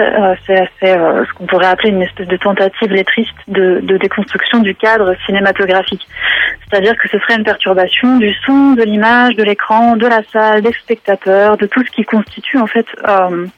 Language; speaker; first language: French; native; French